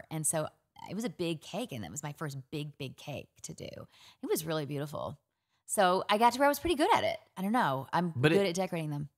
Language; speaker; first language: English; native; English